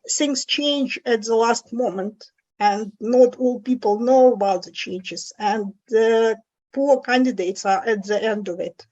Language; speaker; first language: English; non-native, fluent; Russian